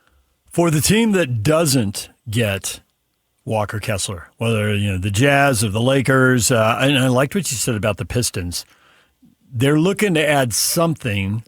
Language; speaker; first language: English; native; English